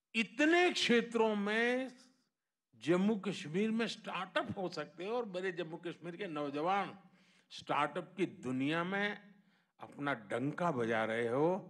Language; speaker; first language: Hindi; non-native, local second language; Gujarati